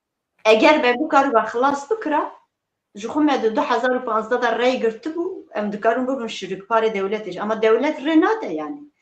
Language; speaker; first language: Kurdish; native; Kurdish